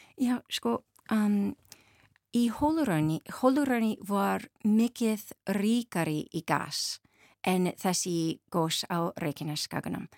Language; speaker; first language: Icelandic; non-native, learner; English